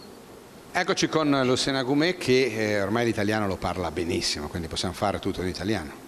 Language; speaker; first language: Italian; native; Italian